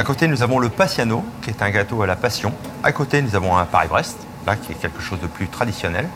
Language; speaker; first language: French; native; French